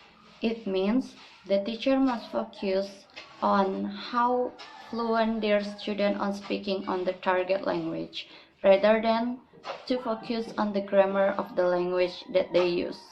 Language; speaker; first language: English; non-native, learner; Indonesian